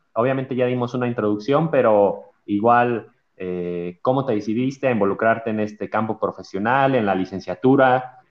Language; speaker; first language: Spanish; native; Spanish